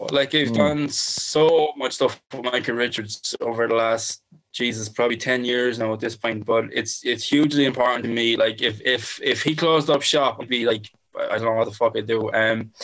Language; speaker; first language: English; native; English